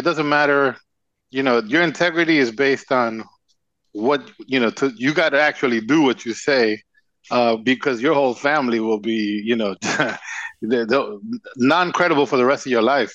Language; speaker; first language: English; non-native, fluent; Spanish